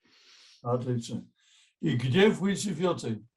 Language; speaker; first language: Russian; non-native, fluent; English